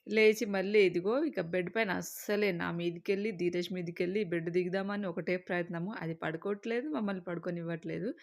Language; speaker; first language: Telugu; native; Telugu